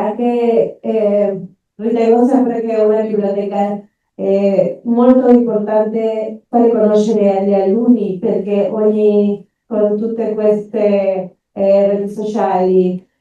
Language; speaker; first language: Italian; non-native, learner; Spanish